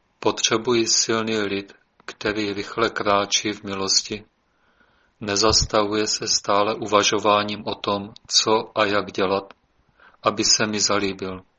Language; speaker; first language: Czech; native; Czech